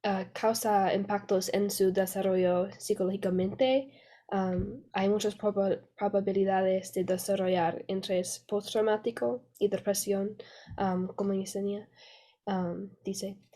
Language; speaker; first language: Spanish; non-native, learner; English